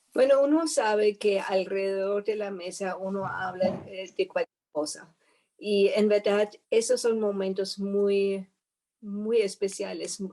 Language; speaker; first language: Spanish; non-native, fluent; German